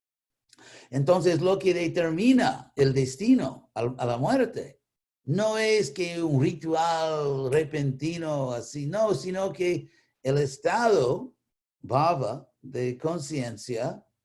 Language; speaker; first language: Spanish; non-native, fluent; English